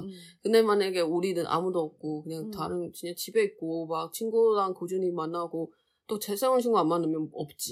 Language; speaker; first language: Korean; non-native, learner; Chinese